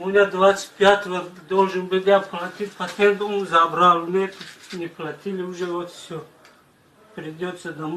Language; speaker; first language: Russian; non-native, learner; Tajik